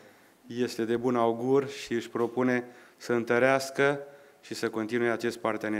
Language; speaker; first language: Romanian; native; Romanian